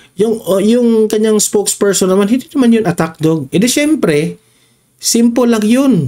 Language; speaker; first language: Filipino; non-native, local second language; Cebuano